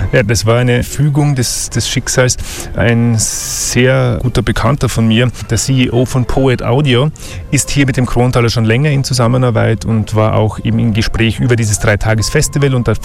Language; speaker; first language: German; native; German